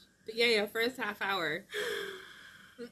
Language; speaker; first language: English; native; English